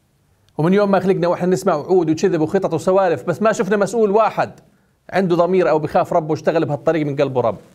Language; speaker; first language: Arabic; native; Arabic